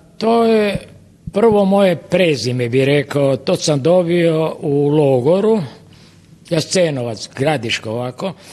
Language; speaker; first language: Croatian; native; Croatian